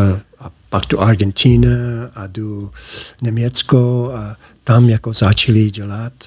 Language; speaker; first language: Czech; non-native, learner; English